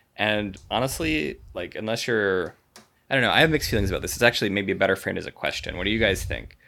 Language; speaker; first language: English; native; English